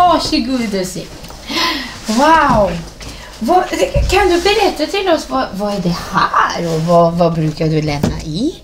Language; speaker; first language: Swedish; non-native, fluent; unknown